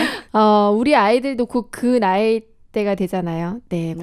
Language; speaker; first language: Korean; native; Korean